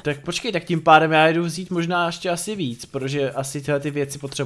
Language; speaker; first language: Czech; native; Czech